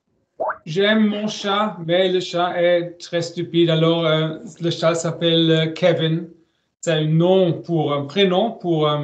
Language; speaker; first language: French; non-native, learner; German